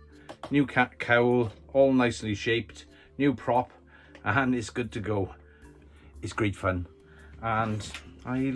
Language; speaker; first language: English; native; English